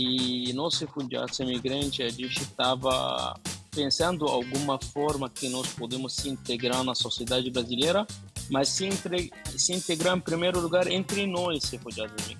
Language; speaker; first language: Portuguese; non-native, fluent; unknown